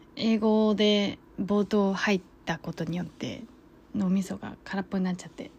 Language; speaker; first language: Japanese; non-native, fluent; Chinese